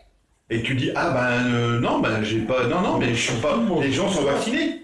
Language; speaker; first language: French; native; French